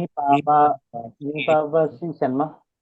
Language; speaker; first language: Chinese; non-native, learner; Bangla